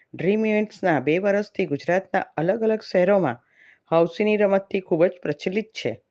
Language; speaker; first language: Gujarati; native; Gujarati